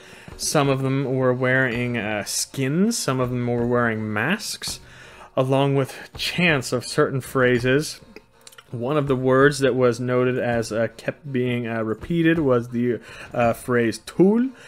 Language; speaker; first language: English; non-native, fluent; Swedish